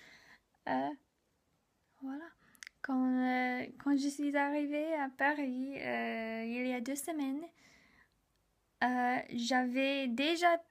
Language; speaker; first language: French; non-native, learner; English